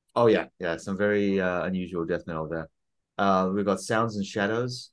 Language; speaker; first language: English; native; English